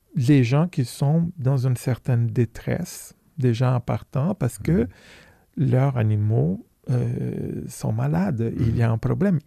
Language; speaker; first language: French; non-native, fluent; Portuguese